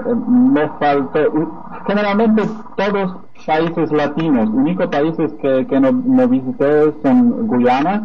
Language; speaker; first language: Spanish; non-native, fluent; Polish